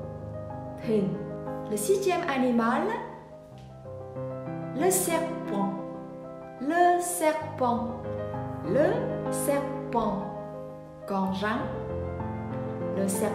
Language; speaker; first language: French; non-native, fluent; Vietnamese